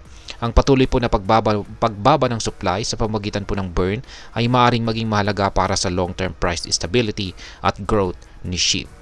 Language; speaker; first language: Filipino; native; Filipino